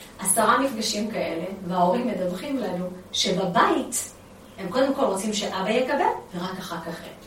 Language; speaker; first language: Hebrew; early bilingual, other home language; Amharic